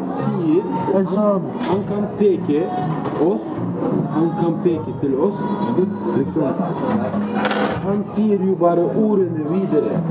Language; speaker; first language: Norwegian; non-native, learner; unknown